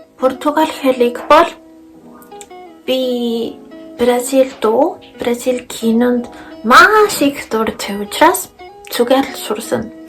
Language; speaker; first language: Mongolian; non-native, learner; Spanish